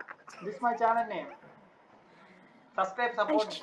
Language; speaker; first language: English; non-native, local second language; Malayalam